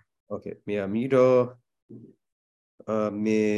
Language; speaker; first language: Spanish; non-native, learner; English